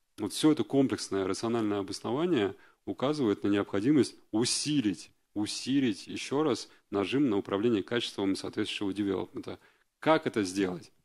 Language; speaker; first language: Russian; native; Russian